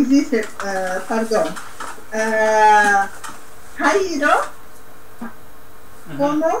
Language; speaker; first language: Spanish; non-native, learner; Portuguese